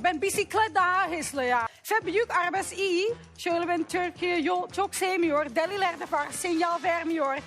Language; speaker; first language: Turkish; non-native, learner; Dutch